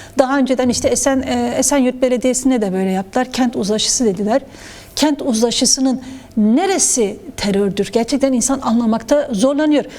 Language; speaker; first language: Turkish; non-native, local second language; Kurdish